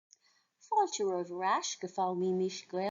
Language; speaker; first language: Irish; non-native, local second language; English